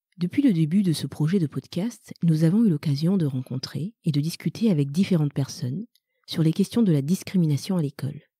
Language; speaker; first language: French; early bilingual, other home language; Malagasy